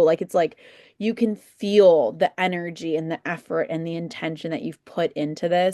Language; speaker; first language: English; native; English